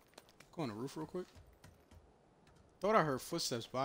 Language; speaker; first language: English; native; English